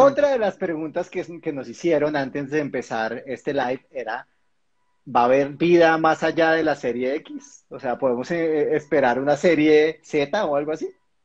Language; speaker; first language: Spanish; native; Spanish